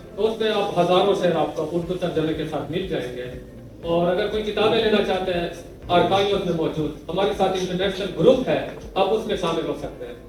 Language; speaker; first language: Urdu; non-native, local second language; Pashto